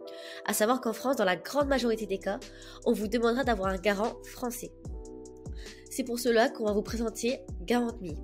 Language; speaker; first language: French; native; French